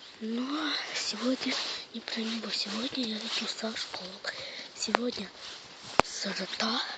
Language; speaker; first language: Russian; non-native, local second language; Ukrainian